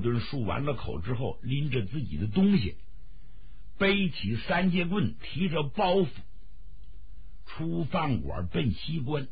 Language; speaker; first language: Chinese; native; Chinese